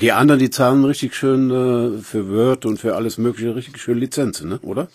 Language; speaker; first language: German; native; German